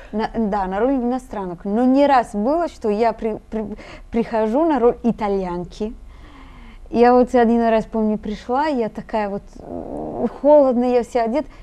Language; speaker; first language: Russian; non-native, fluent; Italian